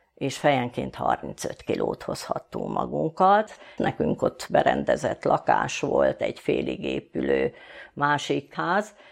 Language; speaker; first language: Hungarian; native; Hungarian